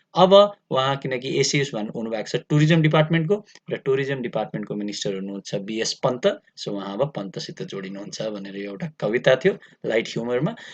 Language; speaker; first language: Nepali; native; Nepali